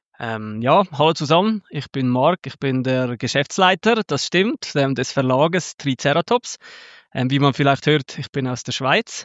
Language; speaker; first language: German; native; German